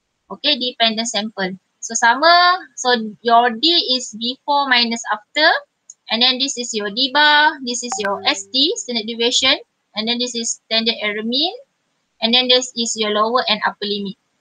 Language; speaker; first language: English; non-native, local second language; Malay